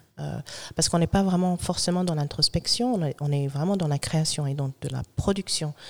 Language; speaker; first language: French; non-native, fluent; English